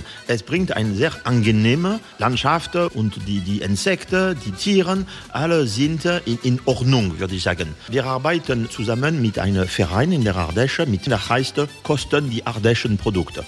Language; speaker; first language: German; non-native, fluent; French